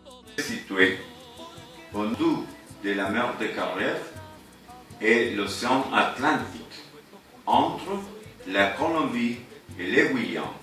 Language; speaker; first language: French; non-native, learner; Spanish